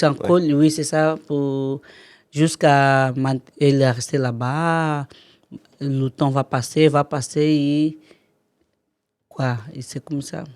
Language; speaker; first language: French; non-native, learner; Portuguese